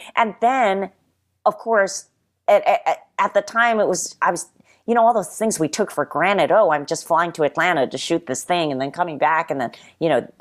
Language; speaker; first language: English; native; English